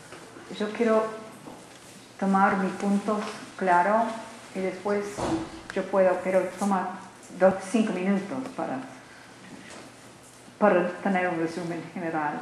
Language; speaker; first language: Spanish; non-native, learner; English